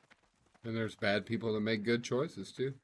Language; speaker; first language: English; native; English